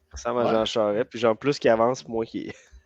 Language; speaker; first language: French; native; French